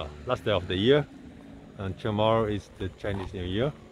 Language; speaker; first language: English; non-native, fluent; Portuguese